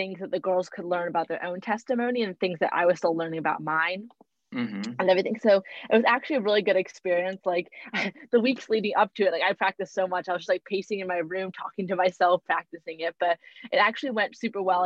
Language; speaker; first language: English; native; English